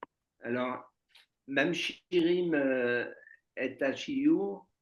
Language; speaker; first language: Hebrew; non-native, learner; French